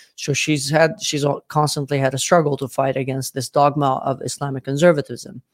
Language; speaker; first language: English; non-native, fluent; Arabic